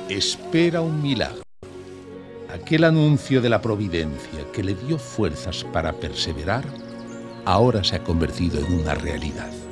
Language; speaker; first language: Spanish; native; Spanish